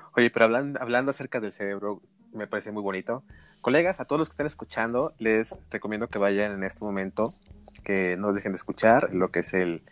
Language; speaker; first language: Spanish; native; Spanish